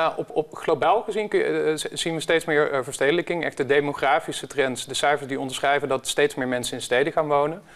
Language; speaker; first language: Dutch; native; Dutch